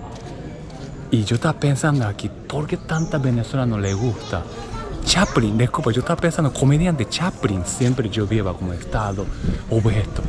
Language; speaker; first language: Spanish; non-native, learner; Japanese